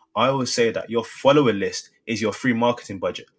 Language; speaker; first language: English; native; English